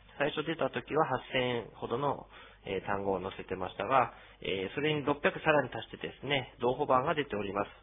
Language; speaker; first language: Japanese; native; Japanese